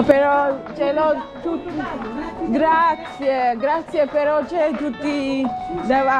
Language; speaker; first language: Italian; non-native, learner; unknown